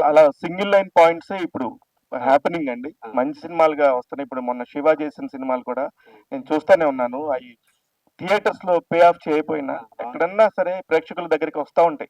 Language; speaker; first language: Telugu; native; Telugu